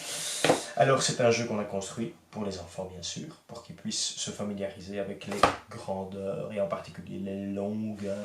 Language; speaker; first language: French; native; French